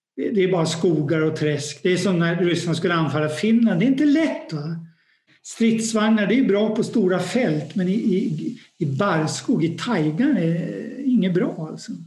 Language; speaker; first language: Swedish; native; Swedish